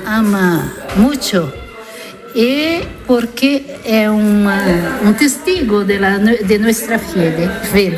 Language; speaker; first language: Spanish; non-native, learner; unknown